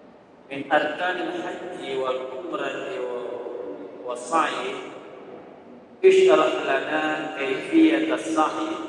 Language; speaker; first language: Arabic; non-native, fluent; Indonesian